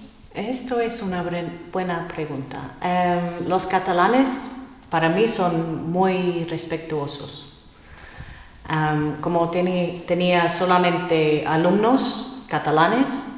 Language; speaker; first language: Spanish; non-native, fluent; English